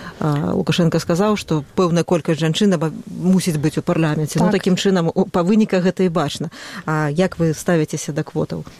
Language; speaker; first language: Belarusian; native; Belarusian